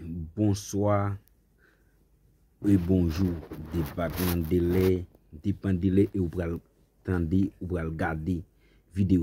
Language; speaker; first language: French; non-native, learner; Haitian Creole